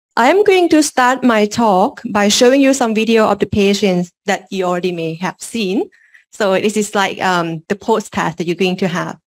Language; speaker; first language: English; non-native, learner; Lao